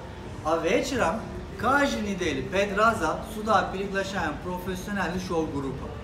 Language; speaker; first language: Russian; non-native, learner; Turkish